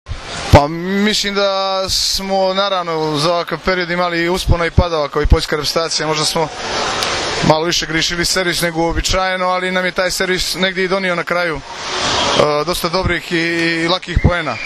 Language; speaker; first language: Croatian; native; Croatian